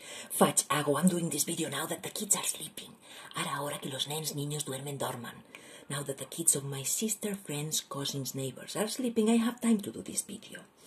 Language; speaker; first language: English; non-native, fluent; Catalan